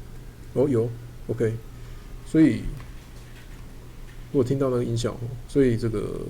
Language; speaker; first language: Chinese; native; Chinese